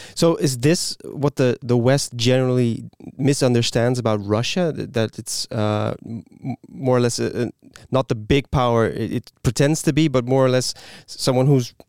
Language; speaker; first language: English; non-native, fluent; Dutch